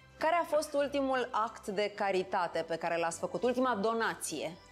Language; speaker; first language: Romanian; native; Romanian